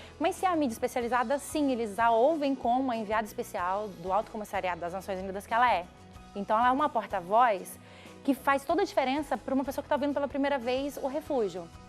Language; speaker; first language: Portuguese; native; Portuguese